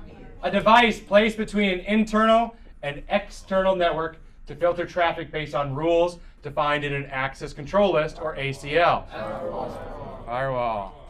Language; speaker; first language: English; native; English